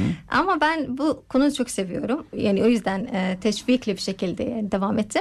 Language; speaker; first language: Turkish; non-native, learner; Arabic